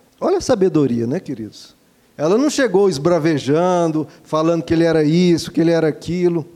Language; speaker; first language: Portuguese; native; Portuguese